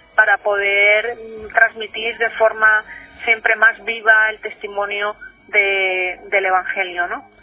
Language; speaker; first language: Spanish; native; Spanish